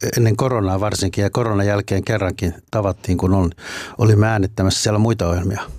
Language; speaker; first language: Finnish; native; Finnish